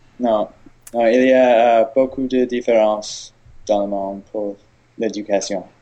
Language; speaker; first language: French; non-native, learner; English